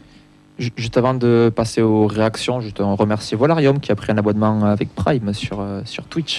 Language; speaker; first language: French; native; French